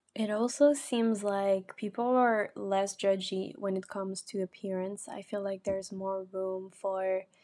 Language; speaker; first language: English; non-native, fluent; French